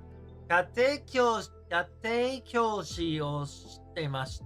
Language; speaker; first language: Japanese; non-native, learner; English